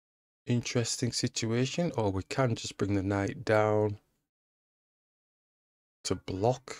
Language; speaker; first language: English; native; English